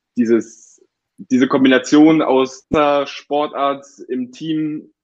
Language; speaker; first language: German; native; German